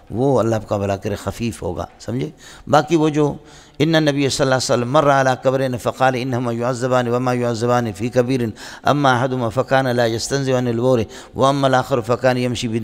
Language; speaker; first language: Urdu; non-native, local second language; Brahui